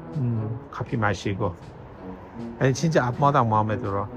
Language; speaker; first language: Korean; non-native, fluent; Persian